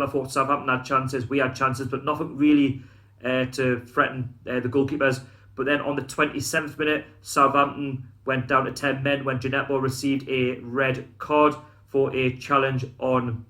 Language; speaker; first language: English; native; English